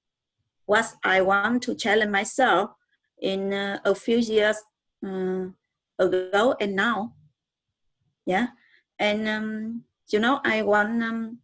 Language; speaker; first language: English; non-native, learner; Vietnamese